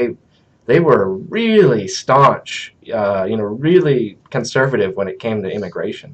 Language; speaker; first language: English; native; English